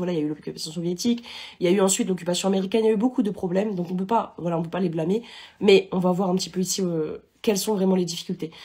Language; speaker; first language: French; native; French